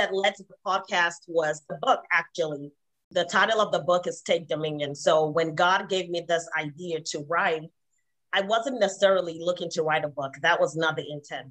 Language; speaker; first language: English; non-native, local second language; Igbo